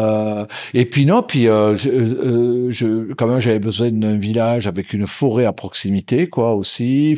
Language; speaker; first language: French; native; French